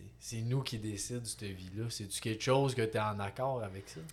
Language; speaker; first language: French; native; French